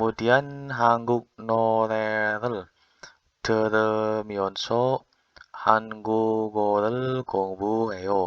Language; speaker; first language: Korean; non-native, fluent; Indonesian